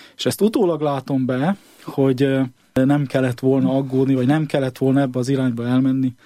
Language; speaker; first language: Hungarian; native; Hungarian